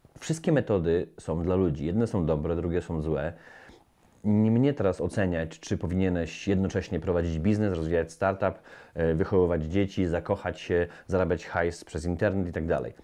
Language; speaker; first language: Polish; native; Polish